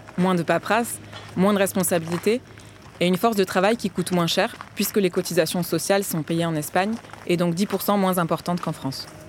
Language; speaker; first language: French; native; French